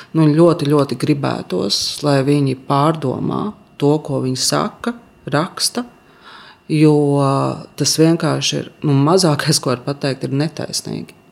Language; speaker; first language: Latvian; native; Latvian